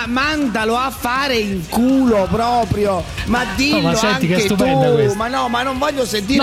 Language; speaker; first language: Italian; native; Italian